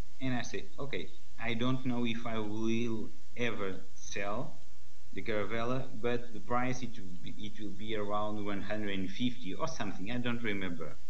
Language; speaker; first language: English; non-native, learner; Portuguese